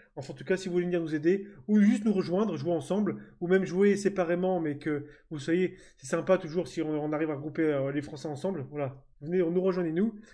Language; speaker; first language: French; native; French